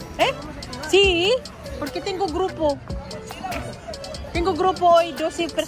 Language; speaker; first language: Spanish; non-native, fluent; Filipino